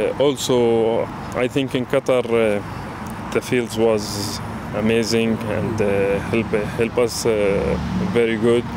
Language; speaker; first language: English; non-native, learner; Arabic